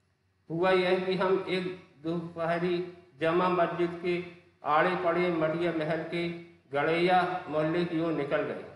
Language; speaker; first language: Hindi; native; Hindi